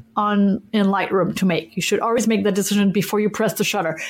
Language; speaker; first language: English; non-native, fluent; French